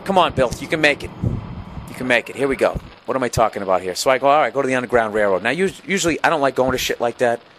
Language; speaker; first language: English; native; English